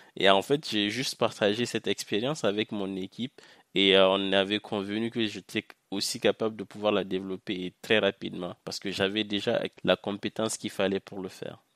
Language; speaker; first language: French; non-native, local second language; Hausa